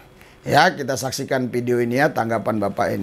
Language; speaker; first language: Indonesian; native; Indonesian